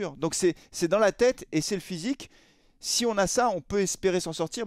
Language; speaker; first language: French; native; French